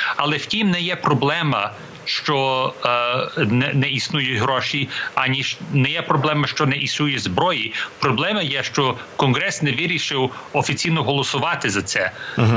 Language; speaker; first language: Ukrainian; early bilingual, heritage; English